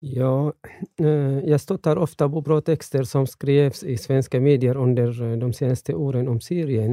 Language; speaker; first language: Swedish; non-native, fluent; Arabic